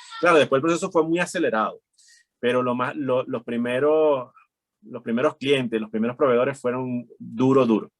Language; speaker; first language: Spanish; native; Spanish